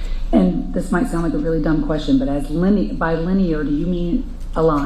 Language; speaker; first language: English; native; English